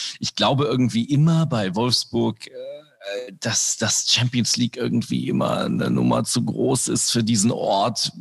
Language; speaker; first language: German; early bilingual, other home language; Indonesian